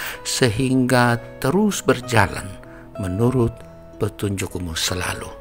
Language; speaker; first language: Indonesian; native; Indonesian